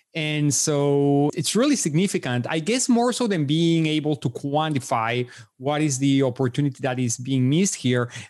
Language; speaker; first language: English; non-native, fluent; Spanish